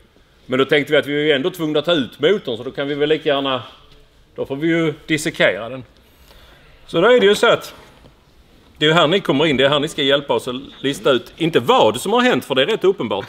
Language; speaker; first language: Swedish; native; Swedish